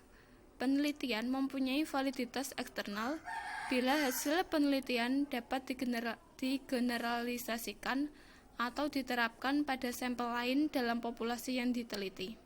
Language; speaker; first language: Indonesian; native; Indonesian